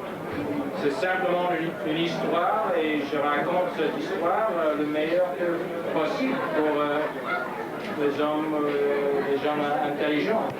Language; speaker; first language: French; non-native, learner; English